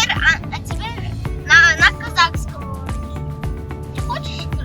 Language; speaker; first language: Russian; non-native, local second language; Kazakh